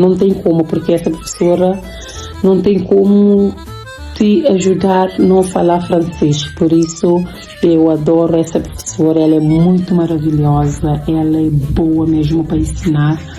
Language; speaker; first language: Portuguese; non-native, local second language; Kabuverdianu